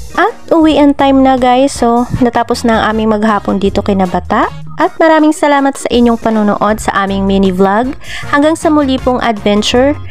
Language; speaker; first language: Filipino; non-native, local second language; Waray